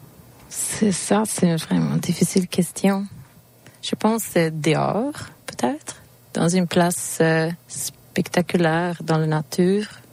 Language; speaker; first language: French; non-native, learner; Swedish